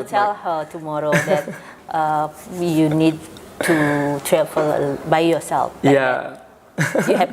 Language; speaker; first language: English; non-native, fluent; Indonesian